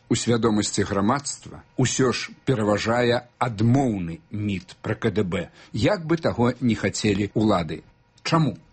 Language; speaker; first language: Belarusian; native; Belarusian